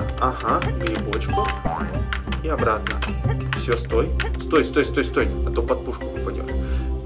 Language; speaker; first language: Russian; native; Russian